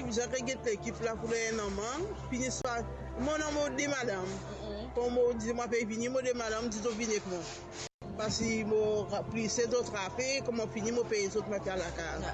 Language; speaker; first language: French; non-native, local second language; Morisyen